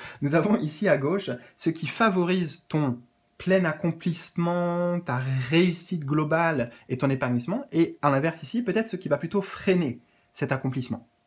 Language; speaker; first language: French; native; French